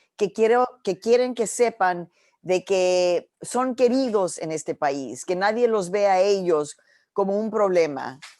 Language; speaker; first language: Spanish; early bilingual, heritage; Spanish